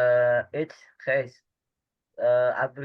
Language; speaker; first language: German; non-native, learner; Indonesian